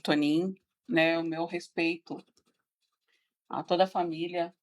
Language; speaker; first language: Portuguese; native; Portuguese